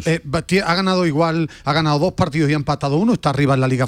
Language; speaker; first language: Spanish; native; Spanish